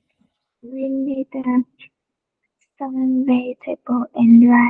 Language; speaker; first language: English; non-native, learner; Vietnamese